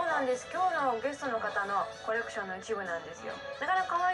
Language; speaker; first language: Japanese; native; Japanese